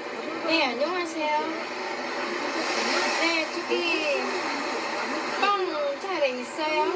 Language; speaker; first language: Korean; non-native, learner; Filipino